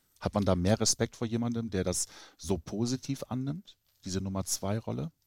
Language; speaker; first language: German; native; German